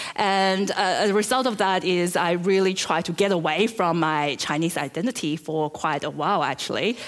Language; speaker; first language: English; early bilingual, other home language; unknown